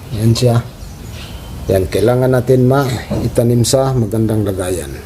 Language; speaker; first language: Filipino; non-native, local second language; Cebuano